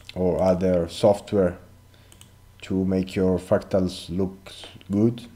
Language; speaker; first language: English; non-native, learner; Italian